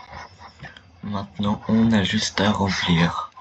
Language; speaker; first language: French; native; French